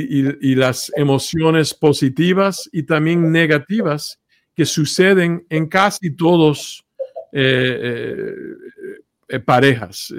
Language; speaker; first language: Spanish; early bilingual, heritage; Spanish